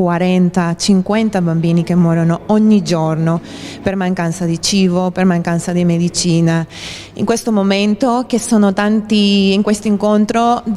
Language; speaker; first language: Italian; non-native, fluent; Spanish